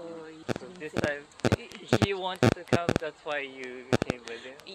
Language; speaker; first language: English; non-native, fluent; Japanese